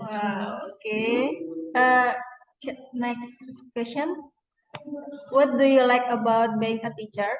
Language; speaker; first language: English; non-native, learner; Indonesian